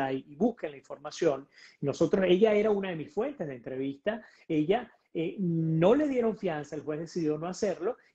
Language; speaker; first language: Spanish; native; Spanish